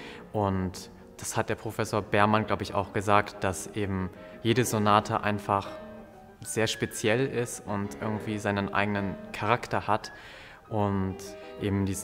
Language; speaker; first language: German; native; German